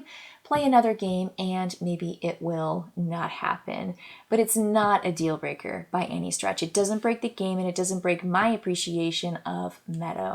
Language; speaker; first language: English; native; English